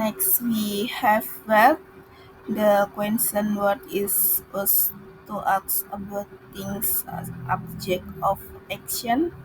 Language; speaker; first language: English; non-native, learner; Indonesian